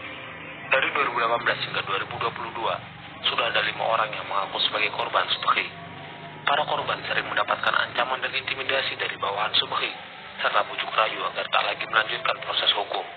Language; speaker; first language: Indonesian; native; Indonesian